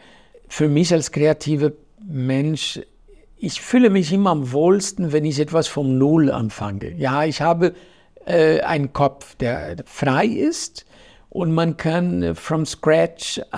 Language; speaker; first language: German; non-native, fluent; Portuguese